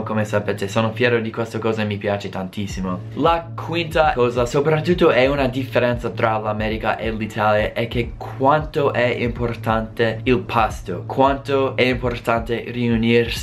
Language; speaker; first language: Italian; non-native, fluent; English